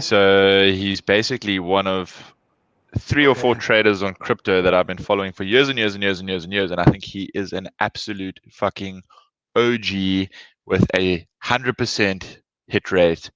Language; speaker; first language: English; native; English